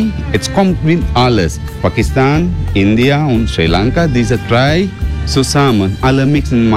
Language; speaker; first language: German; non-native, learner; Sinhala